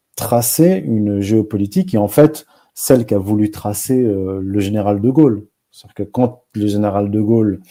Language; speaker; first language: French; non-native, local second language; Arabic